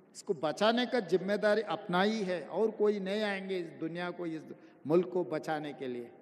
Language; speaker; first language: Hindi; non-native, local second language; Telugu